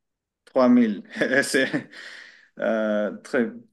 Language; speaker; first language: French; non-native, learner; Finnish